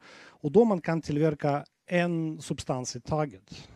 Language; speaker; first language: Swedish; non-native, fluent; Russian